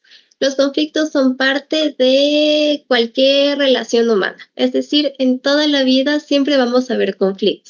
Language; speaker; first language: Spanish; native; Spanish